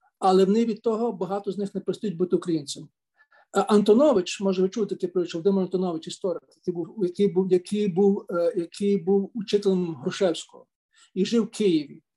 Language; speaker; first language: Ukrainian; native; Ukrainian